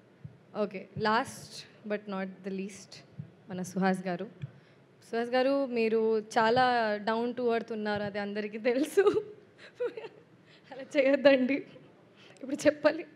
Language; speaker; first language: Telugu; non-native, learner; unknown